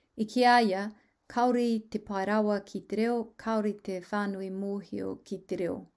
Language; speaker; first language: Māori; non-native, local second language; English